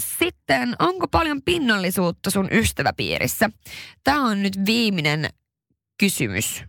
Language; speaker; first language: Finnish; early bilingual, heritage; Swedish